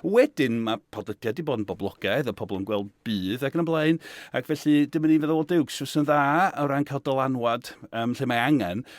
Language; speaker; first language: Welsh; non-native, fluent; English